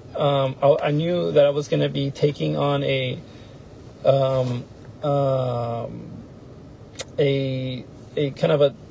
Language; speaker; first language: English; native; English